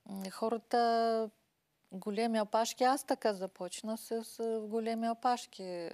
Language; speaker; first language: Bulgarian; non-native, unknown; Russian